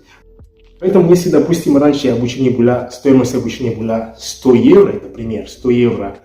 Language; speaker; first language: Russian; non-native, fluent; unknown